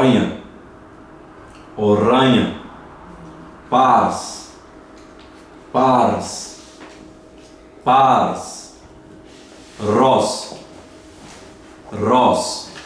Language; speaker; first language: Dutch; non-native, fluent; Portuguese